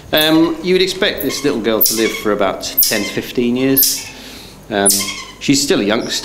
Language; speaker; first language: English; native; English